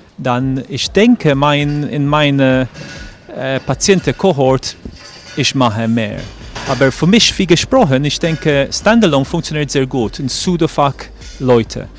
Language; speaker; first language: German; non-native, fluent; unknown